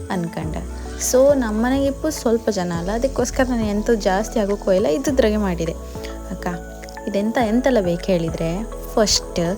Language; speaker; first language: Kannada; native; Kannada